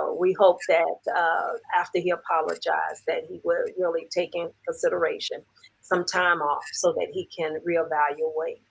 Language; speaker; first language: English; native; English